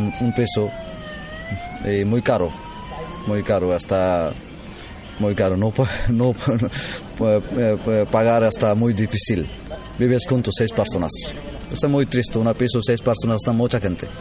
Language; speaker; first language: Spanish; non-native, learner; Bangla